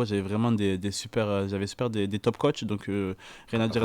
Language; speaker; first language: French; native; French